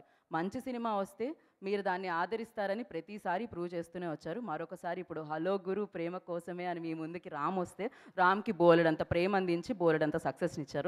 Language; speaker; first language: Telugu; native; Telugu